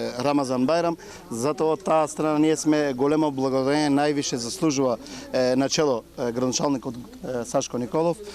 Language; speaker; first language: Macedonian; non-native, local second language; Turkish